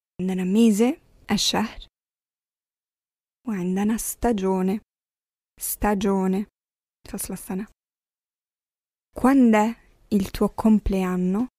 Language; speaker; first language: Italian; non-native, fluent; Arabic